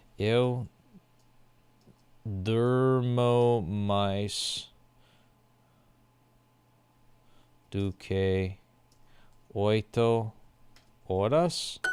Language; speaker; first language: Portuguese; non-native, learner; English